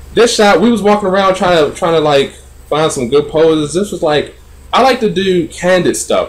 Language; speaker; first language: English; native; English